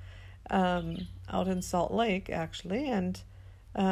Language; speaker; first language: English; non-native, fluent; German